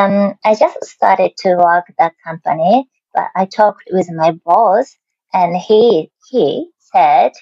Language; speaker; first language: English; non-native, learner; Japanese